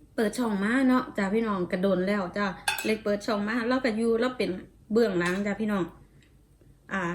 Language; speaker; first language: Thai; non-native, local second language; Northeastern Thai